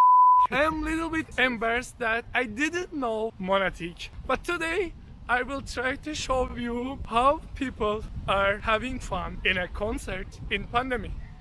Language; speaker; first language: English; non-native, fluent; Turkish